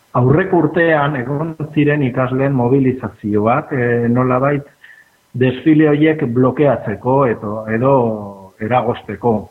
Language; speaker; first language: Basque; native; Basque